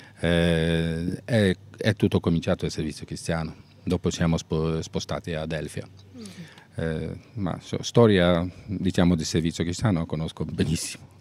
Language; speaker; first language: Italian; non-native, learner; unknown